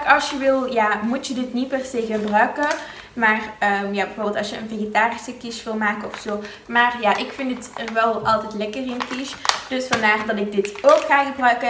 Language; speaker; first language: Dutch; native; Dutch